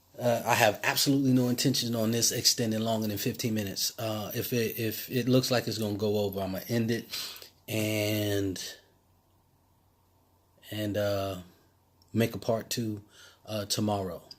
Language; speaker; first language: English; native; English